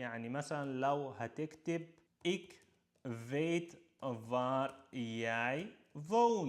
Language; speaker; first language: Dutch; non-native, fluent; Arabic